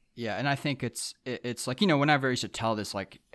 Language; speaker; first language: English; early bilingual, other home language; Japanese